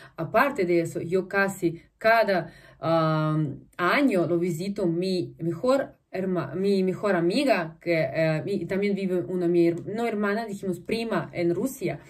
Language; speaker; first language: Spanish; non-native, fluent; Russian